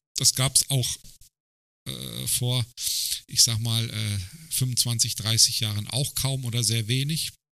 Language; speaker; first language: German; early bilingual, other home language; Turkish